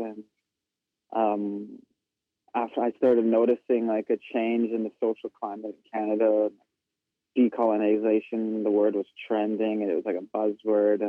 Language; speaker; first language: English; native; English